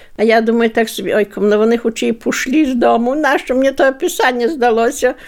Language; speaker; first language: Ukrainian; native; Ukrainian